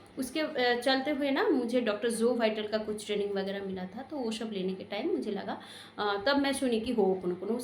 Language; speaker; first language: Hindi; non-native, local second language; Bangla